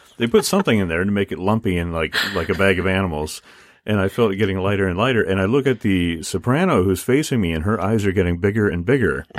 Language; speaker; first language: English; native; English